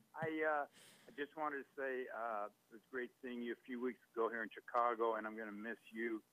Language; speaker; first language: English; native; English